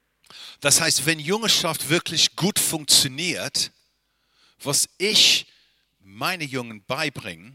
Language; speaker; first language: German; non-native, fluent; English